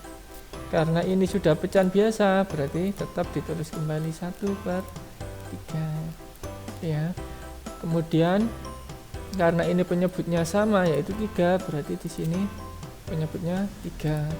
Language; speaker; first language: Indonesian; native; Indonesian